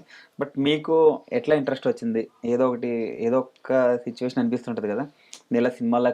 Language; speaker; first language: Telugu; native; Telugu